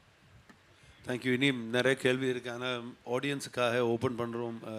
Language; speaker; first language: Tamil; non-native, learner; Malayalam